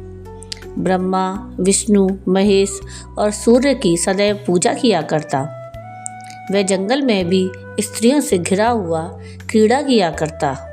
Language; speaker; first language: Hindi; native; Hindi